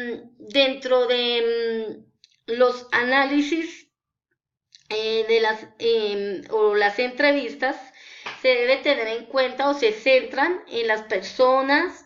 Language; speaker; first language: Spanish; native; Spanish